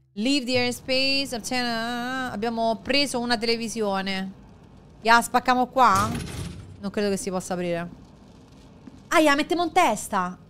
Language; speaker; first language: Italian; native; Italian